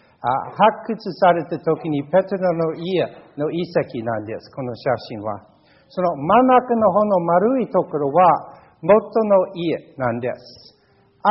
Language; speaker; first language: Japanese; non-native, fluent; English